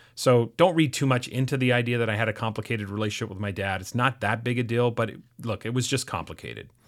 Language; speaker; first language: English; native; English